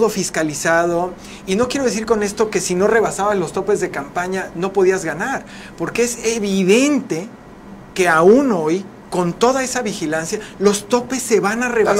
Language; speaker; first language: Spanish; native; Spanish